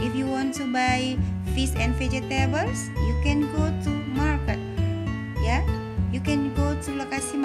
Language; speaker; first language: English; non-native, learner; Indonesian